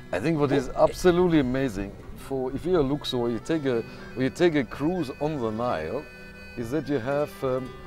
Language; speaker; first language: English; non-native, fluent; German